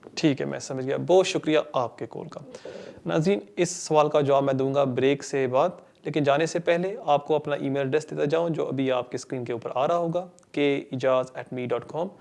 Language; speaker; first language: Urdu; non-native, local second language; Punjabi